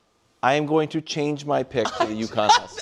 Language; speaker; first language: English; native; English